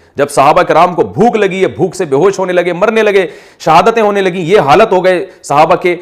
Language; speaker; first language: Urdu; native; Urdu